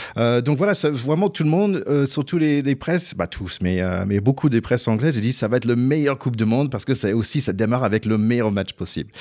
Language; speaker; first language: French; non-native, fluent; English